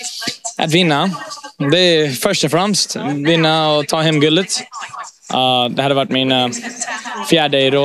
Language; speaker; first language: Swedish; early bilingual, heritage; English